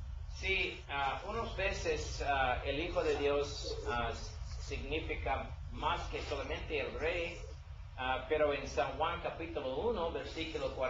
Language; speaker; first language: Spanish; non-native, learner; English